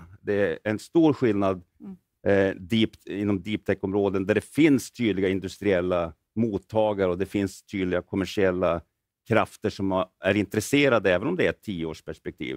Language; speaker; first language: Swedish; native; Swedish